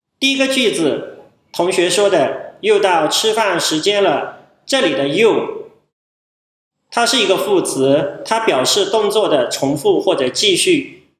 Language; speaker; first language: Chinese; non-native, fluent; Thai